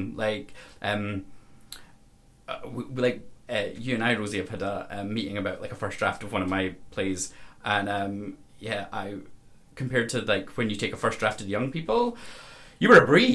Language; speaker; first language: English; native; English